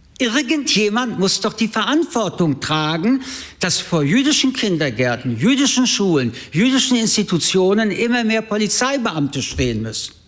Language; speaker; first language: German; early bilingual, other home language; French